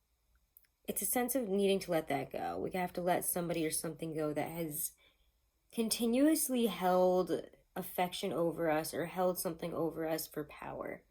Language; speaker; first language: English; native; English